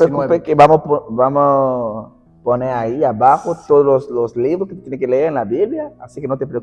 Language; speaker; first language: Spanish; non-native, fluent; Portuguese